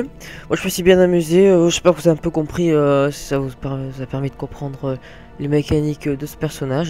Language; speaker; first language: French; native; French